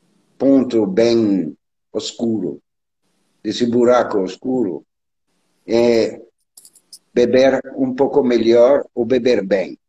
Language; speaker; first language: Portuguese; non-native, learner; French